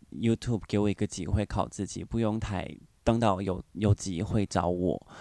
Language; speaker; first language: Chinese; non-native, fluent; English